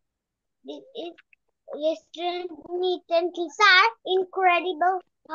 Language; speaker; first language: English; non-native, learner; Bangla